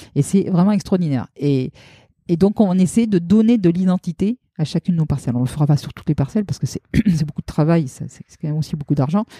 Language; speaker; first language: French; native; French